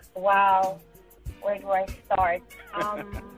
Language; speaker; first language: English; non-native, fluent; Portuguese